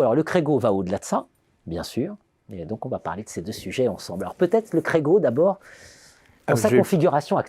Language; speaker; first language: French; native; French